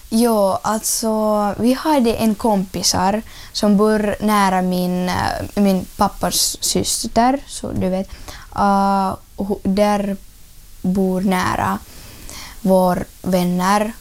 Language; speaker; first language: Swedish; non-native, learner; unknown